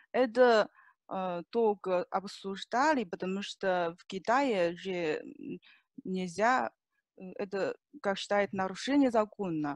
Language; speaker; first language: Russian; non-native, learner; Chinese